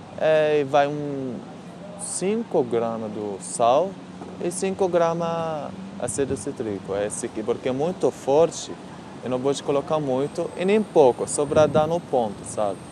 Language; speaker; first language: Portuguese; non-native, learner; Arabic